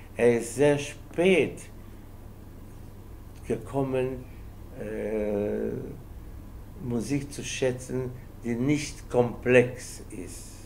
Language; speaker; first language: German; non-native, fluent; Spanish